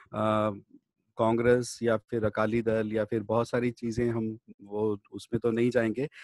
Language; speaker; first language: Hindi; native; Hindi